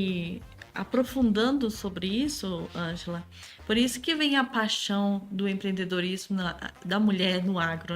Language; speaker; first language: Portuguese; native; Portuguese